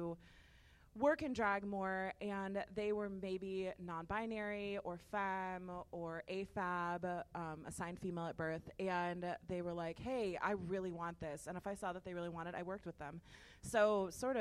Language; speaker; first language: English; native; English